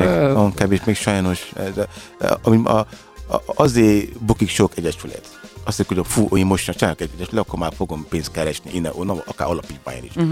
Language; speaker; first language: Hungarian; non-native, learner; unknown